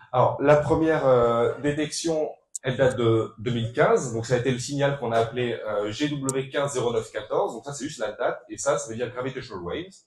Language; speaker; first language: French; native; French